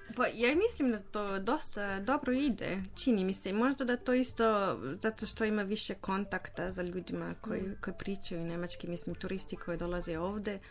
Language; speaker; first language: Croatian; non-native, learner; German